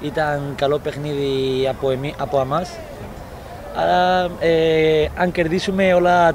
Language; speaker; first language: Greek; non-native, learner; Spanish